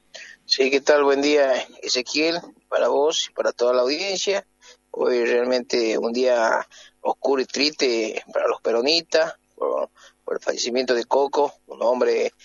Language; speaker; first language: Spanish; native; Spanish